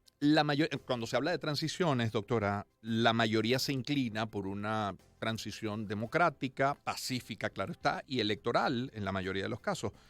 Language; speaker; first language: Spanish; native; Spanish